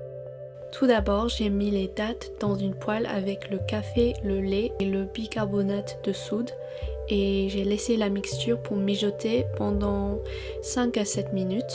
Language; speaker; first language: French; non-native, fluent; English